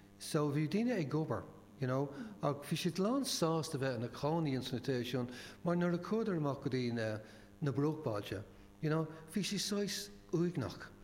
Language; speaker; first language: Irish; non-native, local second language; English